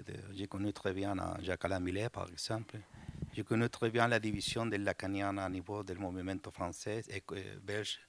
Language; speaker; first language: French; non-native, learner; Spanish